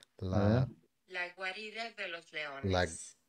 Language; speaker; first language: Spanish; non-native, learner; English